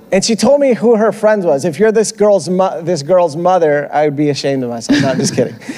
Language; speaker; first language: English; early bilingual, other home language; Spanish